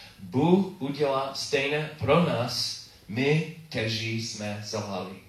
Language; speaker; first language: Czech; non-native, learner; English